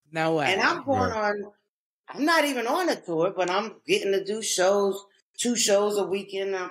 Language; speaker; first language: English; native; English